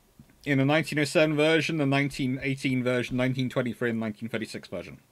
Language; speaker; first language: English; native; English